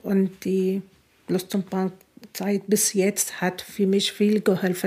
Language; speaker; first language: German; non-native, learner; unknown